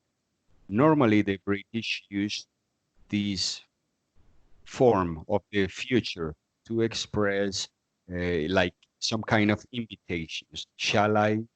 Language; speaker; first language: English; non-native, fluent; Spanish